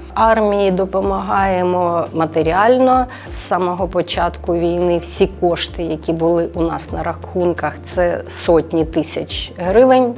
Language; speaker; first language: Ukrainian; non-native, local second language; Russian